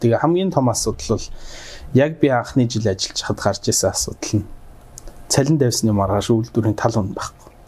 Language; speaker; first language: Mongolian; early bilingual, heritage; Mongolian